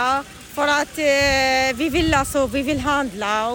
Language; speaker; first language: Swedish; non-native, learner; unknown